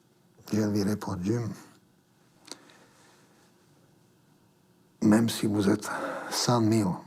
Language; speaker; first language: French; non-native, fluent; Slovak